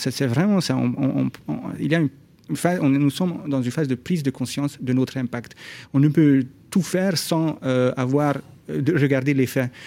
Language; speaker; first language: French; non-native, fluent; Hungarian